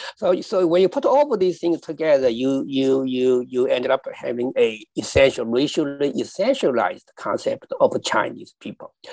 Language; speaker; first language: English; non-native, fluent; Chinese